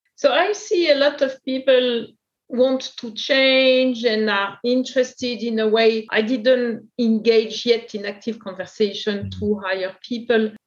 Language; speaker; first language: English; non-native, fluent; French